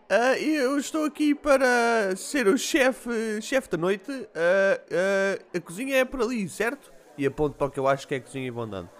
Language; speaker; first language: Portuguese; native; Portuguese